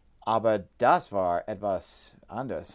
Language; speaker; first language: German; non-native, learner; English